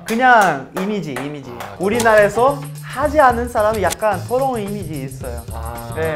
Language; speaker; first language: Korean; non-native, learner; Portuguese